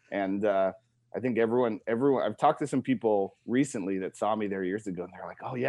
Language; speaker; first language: English; native; English